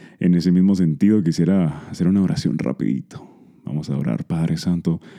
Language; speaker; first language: Spanish; early bilingual, heritage; Spanish